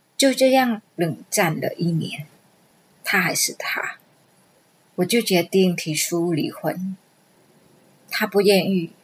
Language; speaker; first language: Chinese; non-native, fluent; Vietnamese